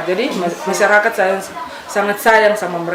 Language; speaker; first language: Indonesian; non-native, local second language; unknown